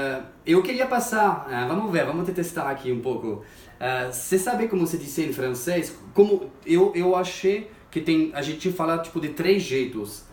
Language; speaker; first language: Portuguese; non-native, fluent; French